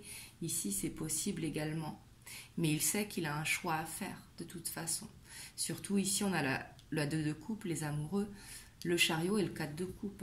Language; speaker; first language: French; native; French